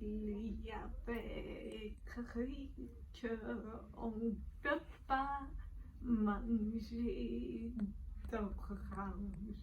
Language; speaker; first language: French; non-native, learner; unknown